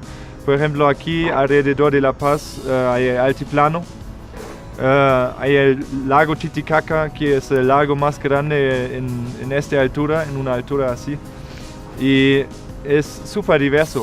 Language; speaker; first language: Spanish; non-native, fluent; German